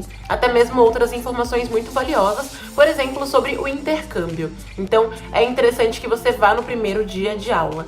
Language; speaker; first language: Portuguese; native; Portuguese